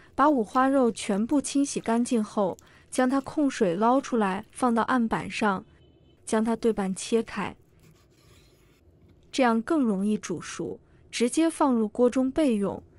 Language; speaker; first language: Chinese; native; Chinese